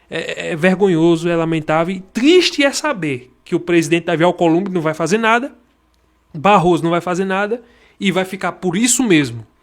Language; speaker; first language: Portuguese; native; Portuguese